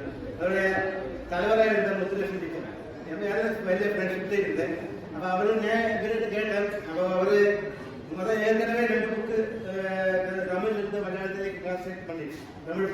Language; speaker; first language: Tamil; non-native, learner; Malayalam